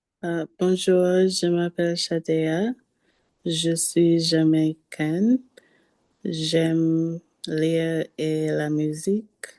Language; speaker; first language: French; non-native, learner; English